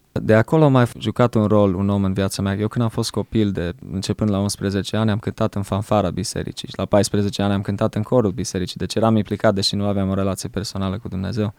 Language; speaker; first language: Romanian; early bilingual, heritage; Romanian